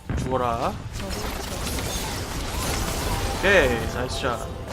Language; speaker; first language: Korean; native; Korean